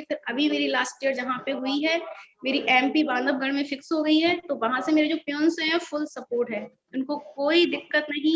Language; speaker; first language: Hindi; native; Hindi